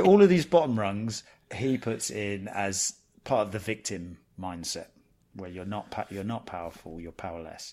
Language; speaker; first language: English; native; English